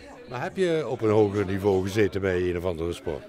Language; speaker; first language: Dutch; native; Dutch